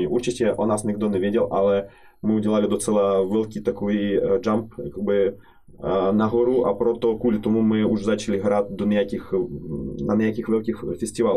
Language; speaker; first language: Czech; non-native, fluent; Russian